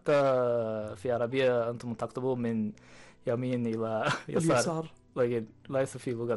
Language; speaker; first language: Arabic; non-native, learner; Japanese